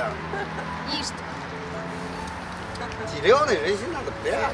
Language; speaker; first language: Russian; non-native, learner; Chinese